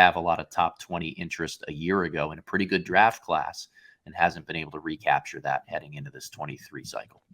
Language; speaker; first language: English; native; English